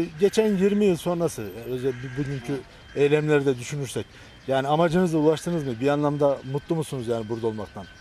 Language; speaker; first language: Turkish; native; Turkish